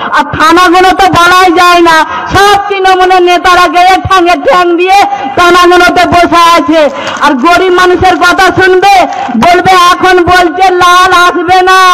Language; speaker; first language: Bangla; non-native, local second language; Santali